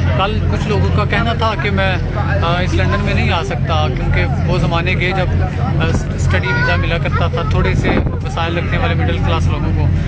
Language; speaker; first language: Urdu; native; Urdu